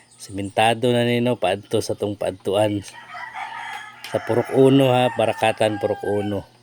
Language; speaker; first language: Cebuano; native; Cebuano